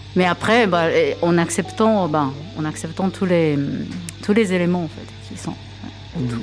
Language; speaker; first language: French; non-native, fluent; Japanese